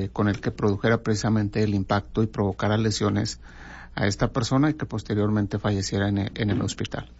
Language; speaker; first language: Spanish; native; Spanish